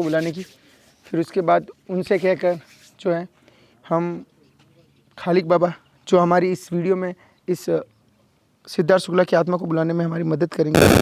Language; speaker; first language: Hindi; native; Hindi